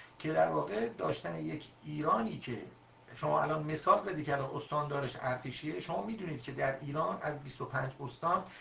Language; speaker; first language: Persian; non-native, local second language; Azerbaijani